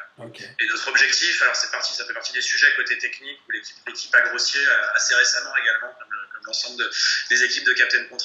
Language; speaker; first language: French; native; French